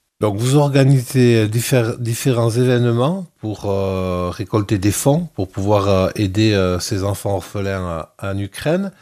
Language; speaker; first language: French; native; French